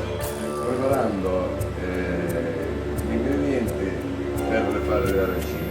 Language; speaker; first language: Italian; native; Italian